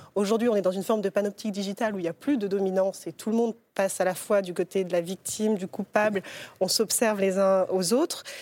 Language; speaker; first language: French; native; French